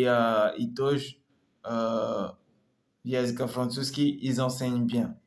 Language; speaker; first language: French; non-native, local second language; Comorian